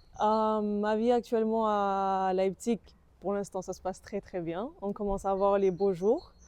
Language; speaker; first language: French; native; French